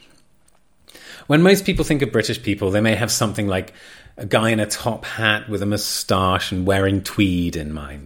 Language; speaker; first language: English; native; English